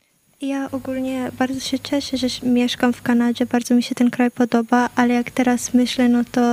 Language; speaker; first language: Polish; early bilingual, heritage; Polish